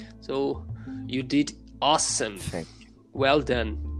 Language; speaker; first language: English; non-native, fluent; Portuguese